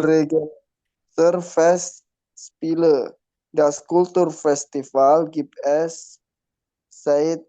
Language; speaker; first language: German; non-native, learner; Indonesian